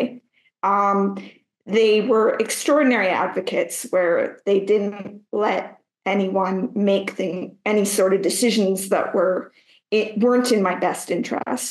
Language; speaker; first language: English; native; English